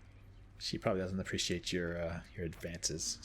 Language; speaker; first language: English; native; English